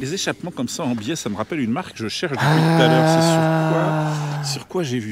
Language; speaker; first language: French; native; French